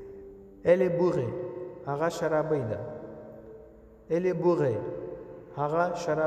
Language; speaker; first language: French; non-native, learner; Pashto